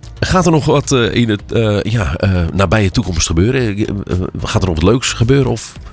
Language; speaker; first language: Dutch; native; Dutch